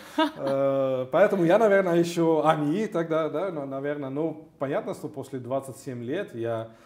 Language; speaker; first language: Russian; non-native, fluent; Dutch